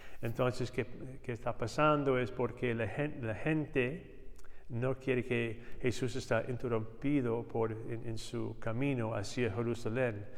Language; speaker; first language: Spanish; non-native, learner; English